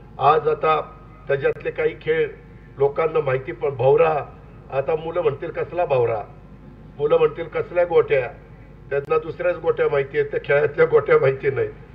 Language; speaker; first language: Marathi; native; Marathi